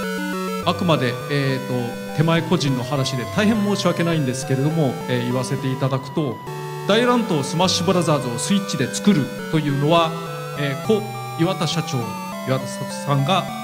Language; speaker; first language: Japanese; native; Japanese